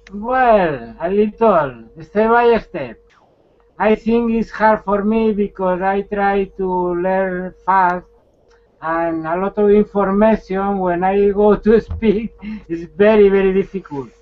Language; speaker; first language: English; non-native, learner; Spanish